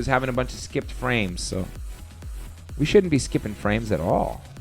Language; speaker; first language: English; native; English